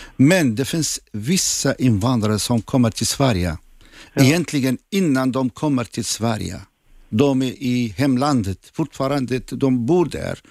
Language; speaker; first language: Swedish; non-native, fluent; Assyrian Neo-Aramaic